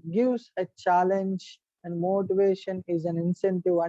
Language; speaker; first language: English; non-native, local second language; Telugu